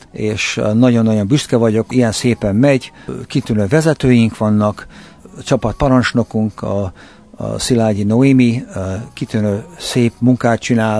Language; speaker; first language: Hungarian; early bilingual, heritage; Hungarian